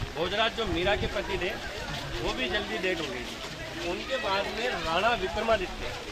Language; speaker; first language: Hindi; native; Hindi